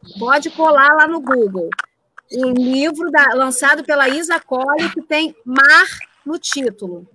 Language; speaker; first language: Portuguese; native; Portuguese